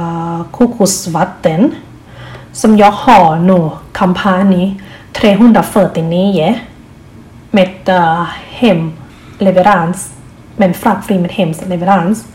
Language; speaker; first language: Swedish; non-native, learner; Thai